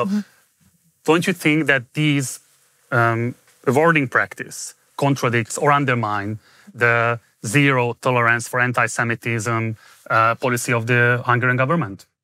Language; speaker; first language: English; non-native, fluent; Hungarian